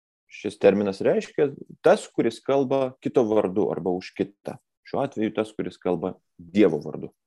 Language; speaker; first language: Lithuanian; native; Lithuanian